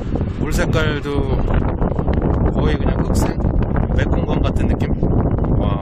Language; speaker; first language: Korean; native; Korean